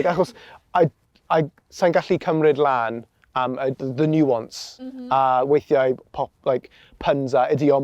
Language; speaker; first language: Welsh; non-native, local second language; English